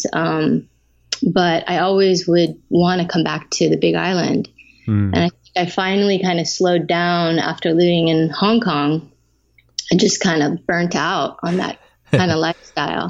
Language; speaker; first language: English; native; English